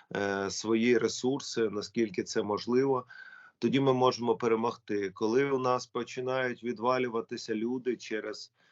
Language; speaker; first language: Ukrainian; non-native, local second language; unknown